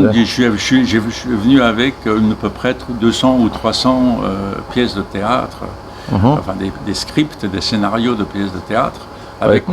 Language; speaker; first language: French; native; French